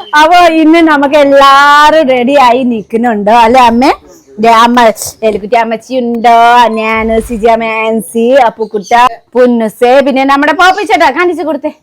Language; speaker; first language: Malayalam; non-native, learner; Nepali